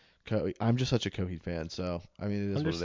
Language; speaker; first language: English; native; English